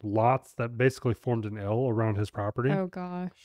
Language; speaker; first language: English; native; English